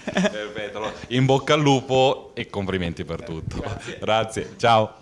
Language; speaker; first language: Italian; native; Italian